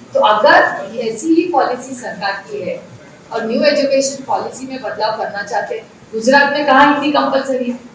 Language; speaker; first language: Hindi; non-native, local second language; Marathi